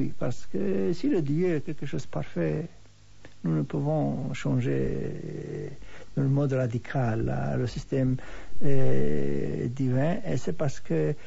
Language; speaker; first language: French; non-native, fluent; Hebrew